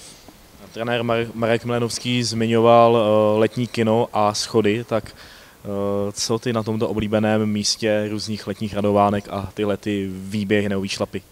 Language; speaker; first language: Czech; native; Czech